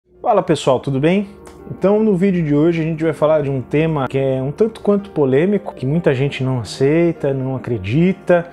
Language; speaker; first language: Portuguese; native; Portuguese